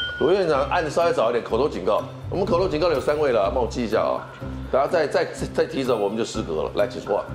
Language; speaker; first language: Chinese; native; Chinese